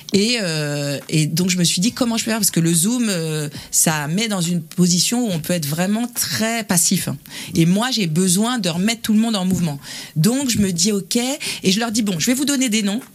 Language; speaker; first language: French; native; French